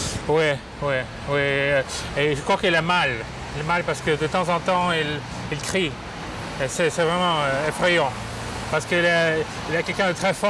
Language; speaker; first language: French; non-native, fluent; Russian